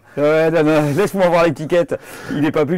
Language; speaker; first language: French; native; French